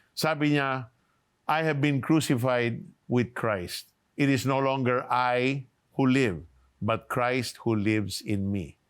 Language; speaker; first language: English; non-native, local second language; Filipino